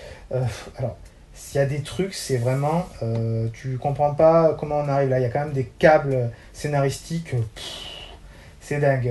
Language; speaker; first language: French; native; French